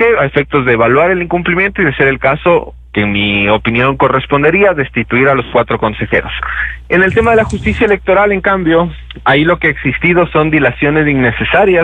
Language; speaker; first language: Spanish; native; Spanish